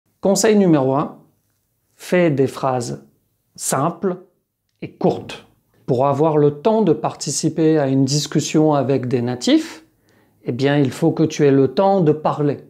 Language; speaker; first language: French; native; French